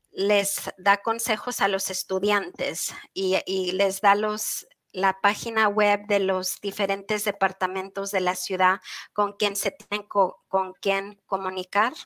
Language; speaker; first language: Spanish; early bilingual, heritage; Spanish